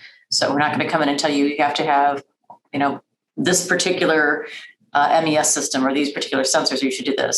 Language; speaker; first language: English; native; English